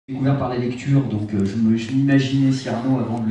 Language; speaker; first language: French; native; French